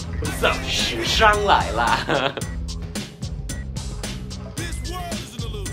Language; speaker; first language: Chinese; non-native, fluent; Spanish